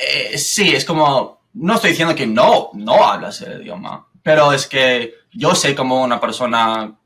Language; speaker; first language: Spanish; non-native, fluent; English